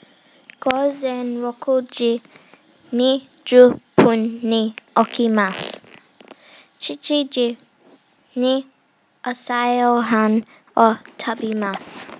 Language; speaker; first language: Japanese; non-native, learner; English